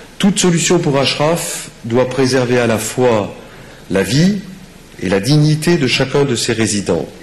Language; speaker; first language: French; native; French